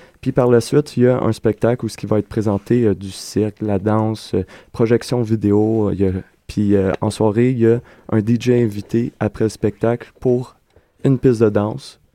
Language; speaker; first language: French; native; French